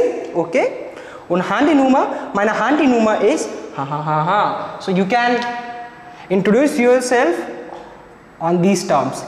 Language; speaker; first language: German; non-native, learner; Marathi